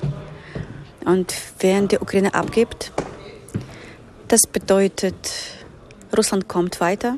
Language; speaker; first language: German; non-native, fluent; Ukrainian